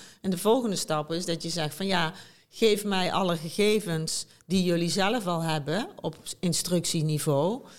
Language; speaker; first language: Dutch; native; Dutch